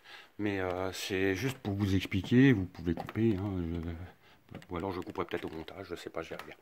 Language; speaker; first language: French; native; French